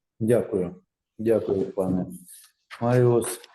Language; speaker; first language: Ukrainian; native; Ukrainian